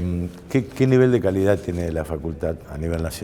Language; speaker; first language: Spanish; native; Spanish